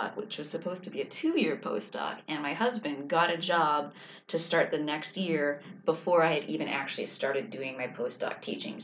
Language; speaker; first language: English; native; English